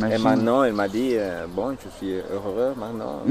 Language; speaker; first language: French; non-native, learner; Spanish